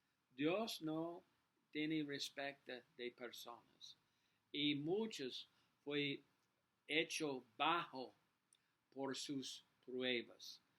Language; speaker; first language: Spanish; non-native, learner; English